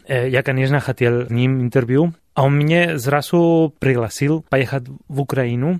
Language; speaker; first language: Russian; non-native, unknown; Spanish